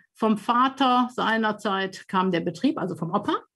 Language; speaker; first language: German; native; German